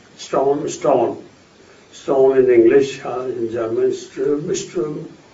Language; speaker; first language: English; non-native, local second language; Hindi